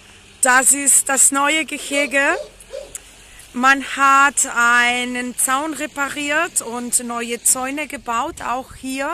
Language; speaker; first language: German; non-native, learner; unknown